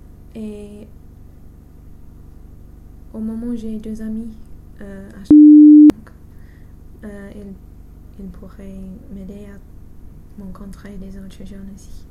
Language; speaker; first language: French; non-native, learner; English